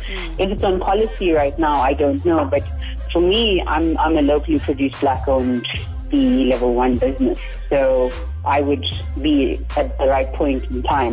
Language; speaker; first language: English; native; English